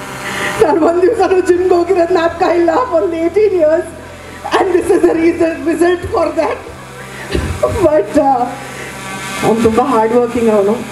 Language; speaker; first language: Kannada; native; Kannada